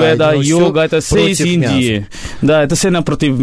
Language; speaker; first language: Russian; non-native, learner; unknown